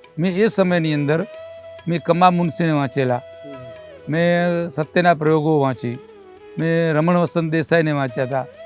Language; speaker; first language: Gujarati; non-native, local second language; Kachhi